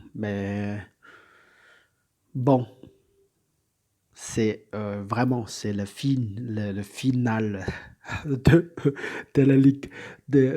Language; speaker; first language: French; non-native, learner; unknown